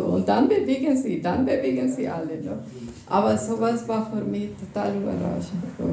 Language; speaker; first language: German; non-native, fluent; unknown